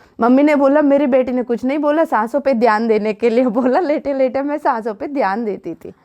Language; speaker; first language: Hindi; non-native, local second language; Telugu